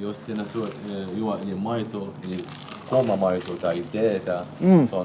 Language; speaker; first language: Finnish; non-native, learner; Arabic